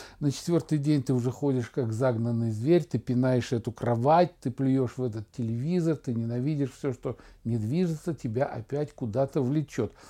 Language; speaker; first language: Russian; native; Russian